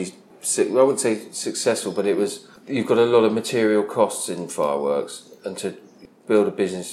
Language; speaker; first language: English; native; English